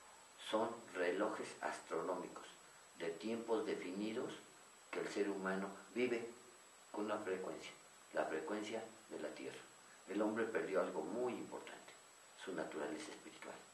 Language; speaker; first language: Spanish; native; Spanish